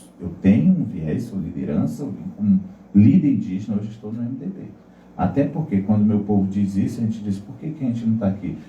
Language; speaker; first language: Portuguese; non-native, local second language; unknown